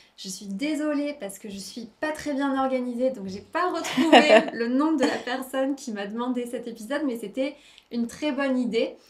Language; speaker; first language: French; native; French